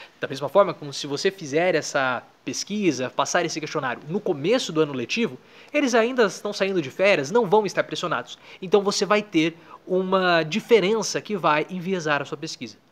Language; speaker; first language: Portuguese; native; Portuguese